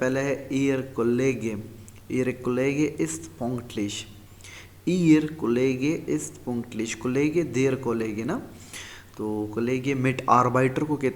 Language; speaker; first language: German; non-native, learner; Urdu